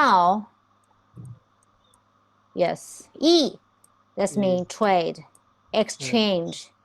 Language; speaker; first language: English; non-native, fluent; Chinese